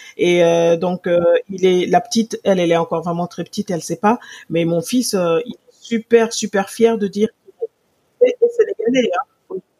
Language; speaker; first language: French; non-native, local second language; Wolof